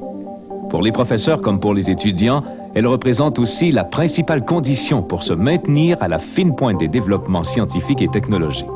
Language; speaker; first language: French; native; French